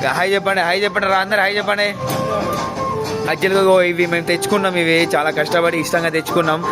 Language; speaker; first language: Telugu; non-native, local second language; Lambadi